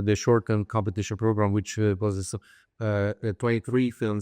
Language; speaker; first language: English; non-native, fluent; Hungarian